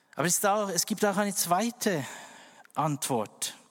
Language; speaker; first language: German; non-native, fluent; Indonesian